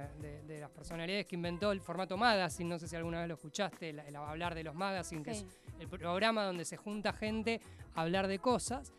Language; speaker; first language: Spanish; native; Spanish